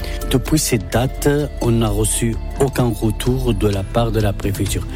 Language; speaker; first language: French; non-native, local second language; Arabic